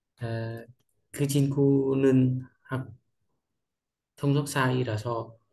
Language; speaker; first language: Korean; non-native, learner; Vietnamese